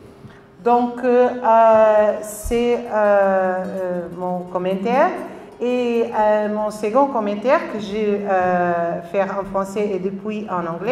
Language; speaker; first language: French; non-native, learner; Spanish